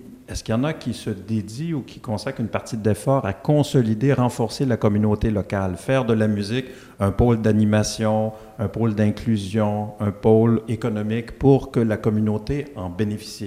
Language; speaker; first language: French; native; French